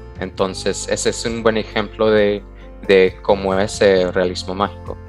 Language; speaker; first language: Spanish; non-native, fluent; English